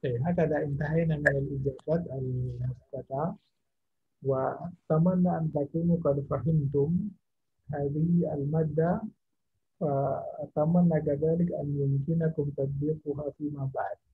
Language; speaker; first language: Arabic; non-native, fluent; Indonesian